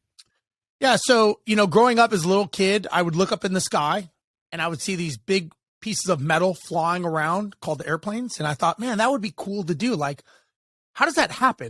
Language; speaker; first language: English; native; English